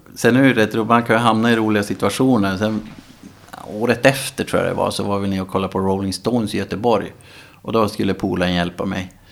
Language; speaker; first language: Swedish; native; Swedish